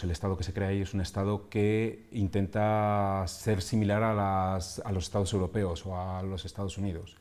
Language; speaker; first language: Spanish; native; Spanish